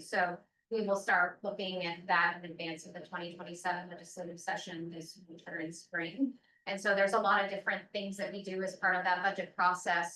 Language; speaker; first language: English; native; English